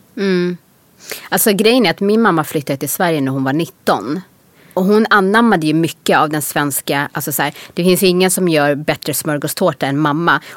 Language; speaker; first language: Swedish; native; Swedish